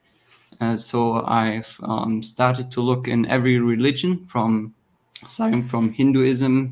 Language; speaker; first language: English; non-native, fluent; German